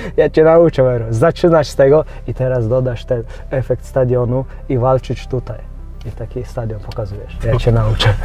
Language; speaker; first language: Polish; non-native, fluent; Chechen